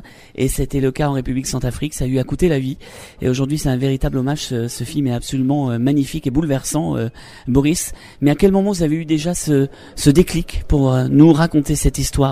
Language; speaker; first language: French; native; French